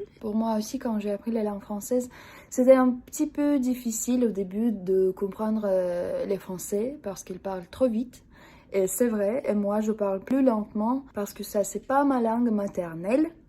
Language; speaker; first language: French; non-native, fluent; Russian